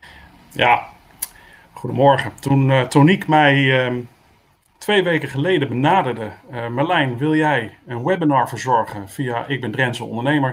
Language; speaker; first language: Dutch; native; Dutch